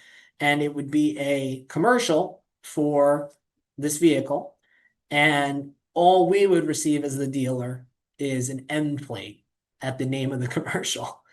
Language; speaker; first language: English; native; English